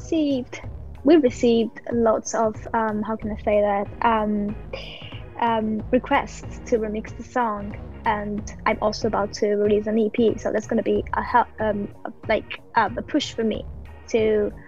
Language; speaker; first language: English; non-native, fluent; Italian